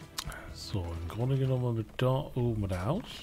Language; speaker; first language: German; native; German